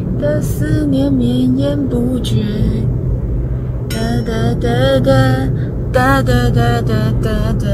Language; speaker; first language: Chinese; native; Chinese